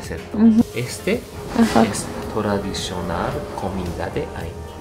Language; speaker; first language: Spanish; non-native, learner; Japanese